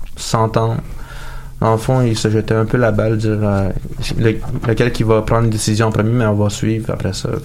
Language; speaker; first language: French; native; French